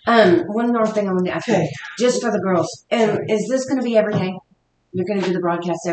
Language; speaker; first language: English; native; English